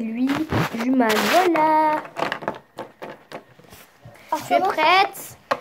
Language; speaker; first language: French; native; French